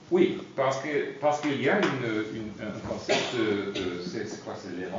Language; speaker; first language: French; non-native, fluent; German